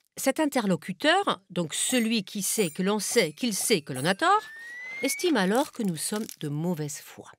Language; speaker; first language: French; non-native, fluent; German